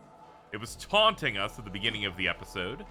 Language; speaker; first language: English; native; English